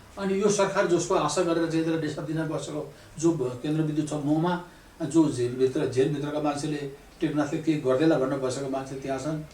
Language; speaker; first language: Nepali; native; Nepali